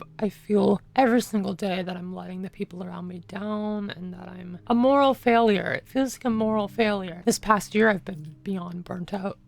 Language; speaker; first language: English; native; English